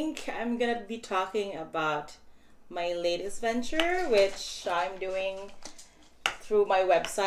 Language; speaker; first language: English; non-native, local second language; Cebuano